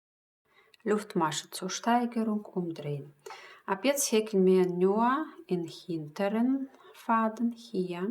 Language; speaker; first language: German; non-native, fluent; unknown